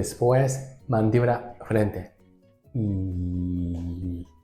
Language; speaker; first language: Spanish; non-native, learner; Japanese